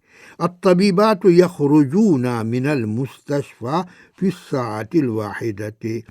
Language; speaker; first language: Arabic; non-native, fluent; Urdu